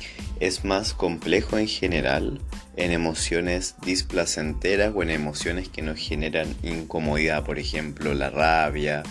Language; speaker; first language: Spanish; native; Spanish